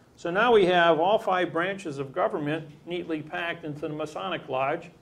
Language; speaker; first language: English; native; English